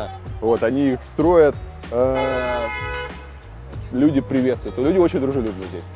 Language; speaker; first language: Russian; native; Russian